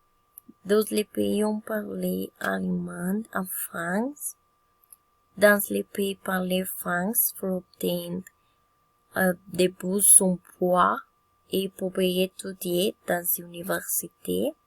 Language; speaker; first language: French; non-native, learner; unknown